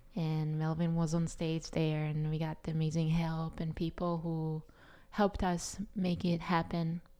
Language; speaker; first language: English; non-native, fluent; Hebrew